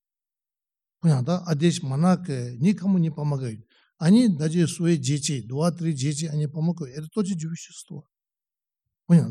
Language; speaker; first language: Russian; non-native, learner; Tibetan